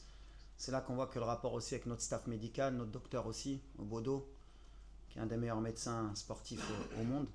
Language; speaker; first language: French; native; French